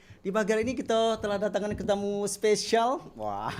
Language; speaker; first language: Indonesian; native; Indonesian